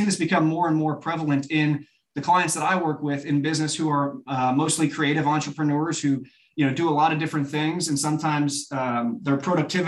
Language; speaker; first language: English; native; English